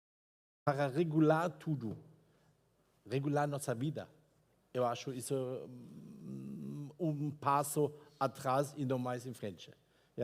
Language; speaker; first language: Portuguese; non-native, fluent; German